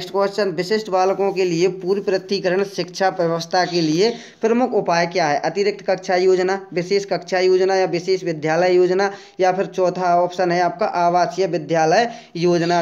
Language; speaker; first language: Hindi; native; Hindi